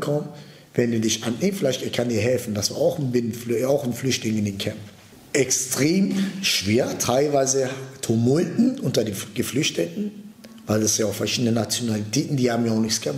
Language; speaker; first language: German; early bilingual, other home language; Turkish